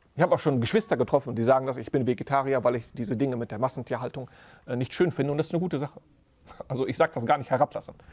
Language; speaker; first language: German; native; German